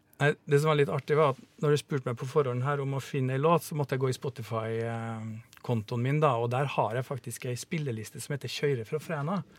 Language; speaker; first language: Norwegian; native; Norwegian